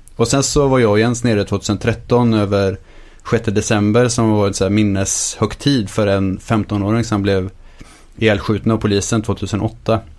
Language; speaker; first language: Swedish; native; Swedish